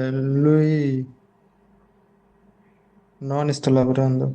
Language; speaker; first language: Italian; non-native, learner; Bangla